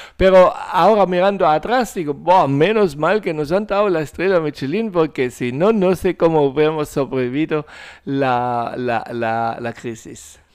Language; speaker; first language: Spanish; non-native, fluent; German